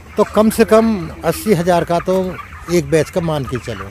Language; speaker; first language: Hindi; native; Hindi